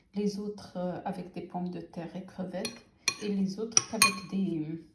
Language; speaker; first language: French; non-native, local second language; Arabic